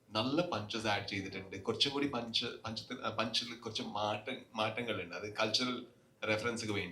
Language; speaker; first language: Malayalam; non-native, local second language; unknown